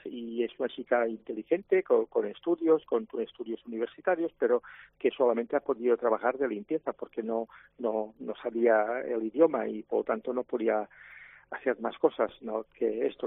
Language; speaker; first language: Spanish; non-native, local second language; Catalan